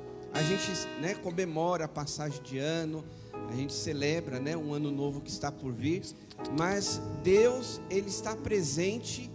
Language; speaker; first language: Portuguese; native; Portuguese